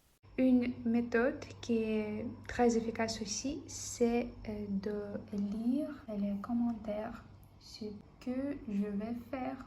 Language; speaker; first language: French; non-native, fluent; Russian